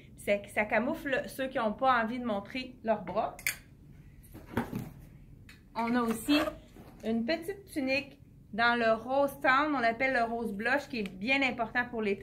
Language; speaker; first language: French; native; French